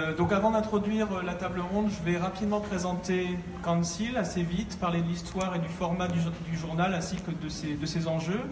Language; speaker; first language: French; native; French